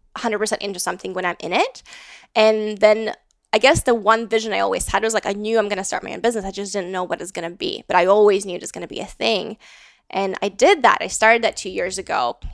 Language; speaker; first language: English; non-native, fluent; Latvian